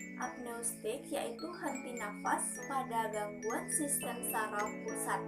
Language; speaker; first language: Indonesian; native; Indonesian